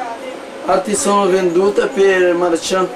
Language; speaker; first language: Italian; non-native, learner; Portuguese